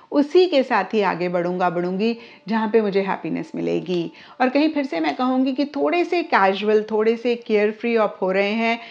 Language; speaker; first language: Hindi; native; Hindi